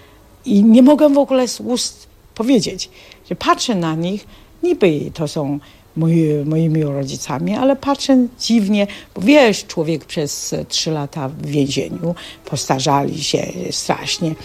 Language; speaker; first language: Polish; non-native, fluent; Chinese